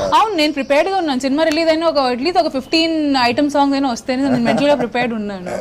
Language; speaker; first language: Telugu; non-native, local second language; Odia